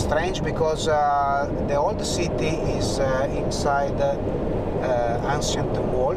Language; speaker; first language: English; non-native, learner; Italian